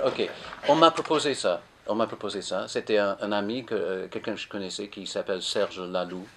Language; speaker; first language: French; non-native, fluent; English